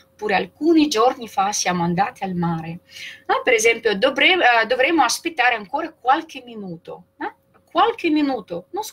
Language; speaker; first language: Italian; non-native, fluent; Russian